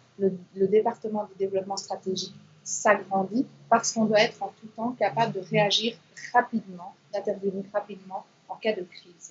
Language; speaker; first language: French; native; French